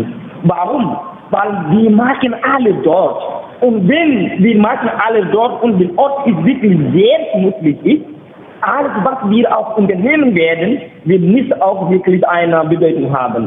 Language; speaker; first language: German; non-native, learner; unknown